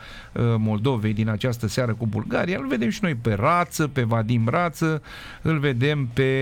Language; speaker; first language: Romanian; native; Romanian